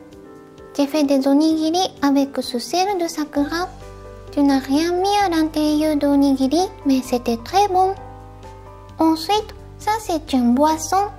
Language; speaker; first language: French; non-native, fluent; Japanese